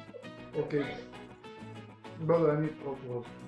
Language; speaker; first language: English; non-native, learner; Turkish